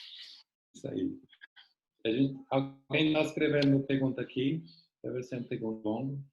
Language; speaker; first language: Portuguese; non-native, fluent; English